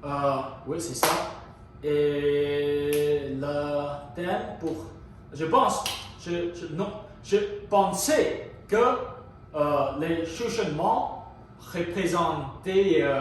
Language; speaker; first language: French; non-native, learner; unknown